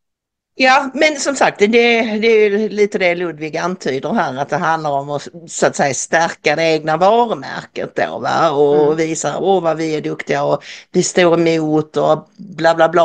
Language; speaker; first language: Swedish; native; Swedish